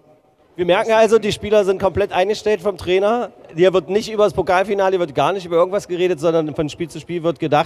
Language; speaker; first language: German; native; German